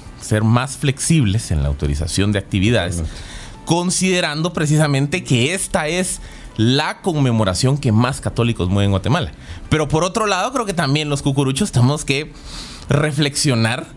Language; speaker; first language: Spanish; native; Spanish